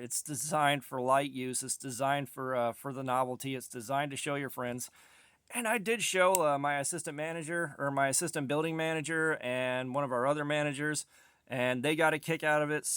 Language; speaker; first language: English; native; English